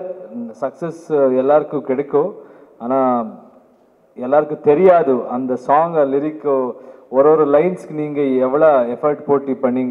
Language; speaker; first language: Tamil; non-native, learner; Kannada